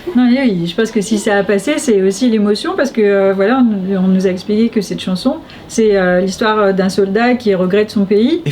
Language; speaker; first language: French; native; French